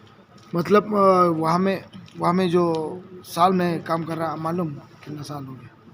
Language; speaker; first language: Hindi; non-native, local second language; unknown